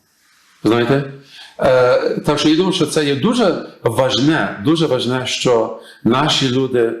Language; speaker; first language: Ukrainian; early bilingual, heritage; English